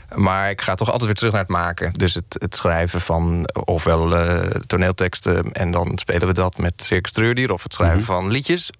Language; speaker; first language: Dutch; native; Dutch